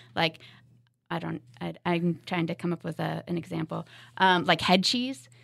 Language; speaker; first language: English; native; English